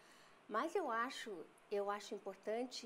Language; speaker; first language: Portuguese; native; Portuguese